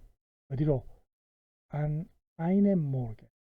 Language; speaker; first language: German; non-native, fluent; Korean